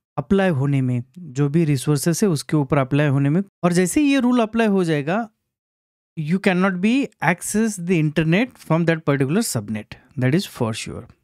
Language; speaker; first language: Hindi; non-native, local second language; Marathi